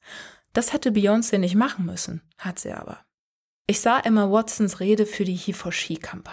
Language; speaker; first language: German; native; German